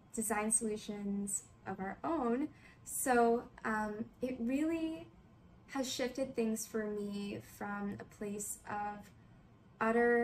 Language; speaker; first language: English; native; English